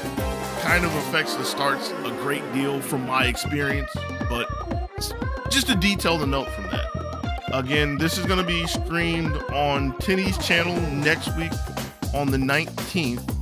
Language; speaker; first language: English; native; English